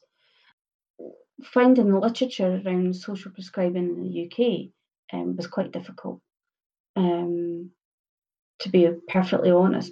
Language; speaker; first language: English; native; English